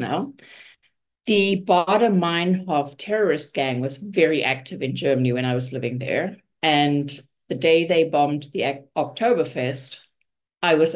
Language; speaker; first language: English; native; English